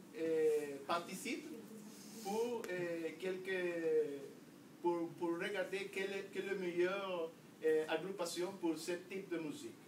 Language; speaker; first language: French; non-native, learner; Spanish